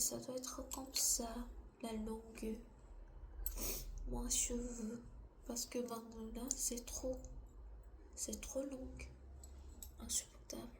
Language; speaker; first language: French; non-native, learner; Korean